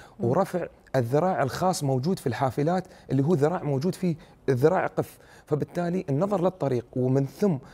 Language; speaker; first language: Arabic; native; Arabic